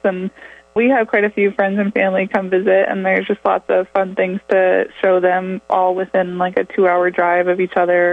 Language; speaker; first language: English; native; English